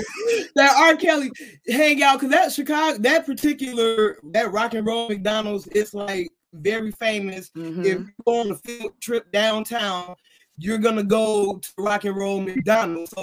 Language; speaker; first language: English; native; English